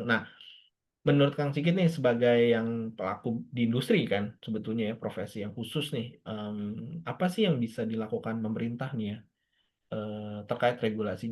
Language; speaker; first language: Indonesian; native; Indonesian